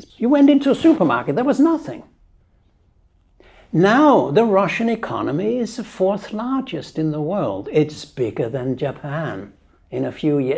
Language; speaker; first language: English; non-native, fluent; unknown